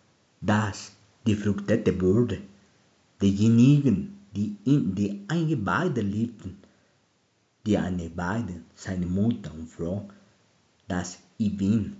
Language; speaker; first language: German; non-native, learner; Spanish